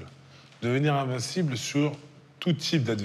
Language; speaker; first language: French; native; French